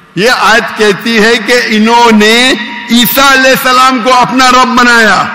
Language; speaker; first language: Urdu; non-native, local second language; Konkani